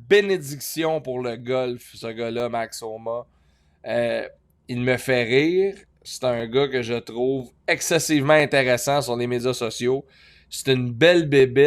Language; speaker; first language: French; native; French